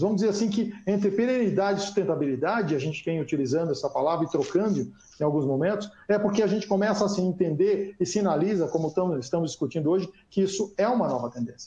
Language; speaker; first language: Portuguese; native; Portuguese